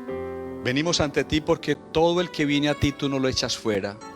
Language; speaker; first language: Spanish; native; Spanish